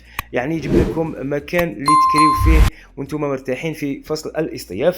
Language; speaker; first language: Arabic; native; Arabic